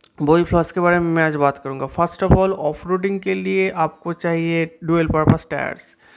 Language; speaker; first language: Hindi; non-native, local second language; Bangla